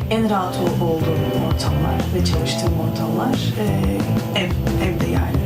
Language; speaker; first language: Turkish; early bilingual, heritage; Turkish